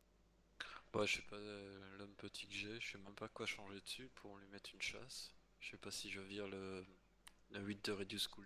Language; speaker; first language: French; native; French